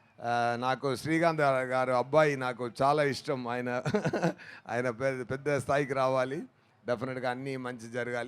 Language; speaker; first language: Telugu; non-native, learner; Tamil